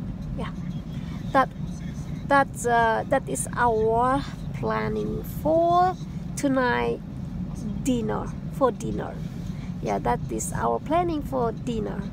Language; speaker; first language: English; non-native, fluent; Indonesian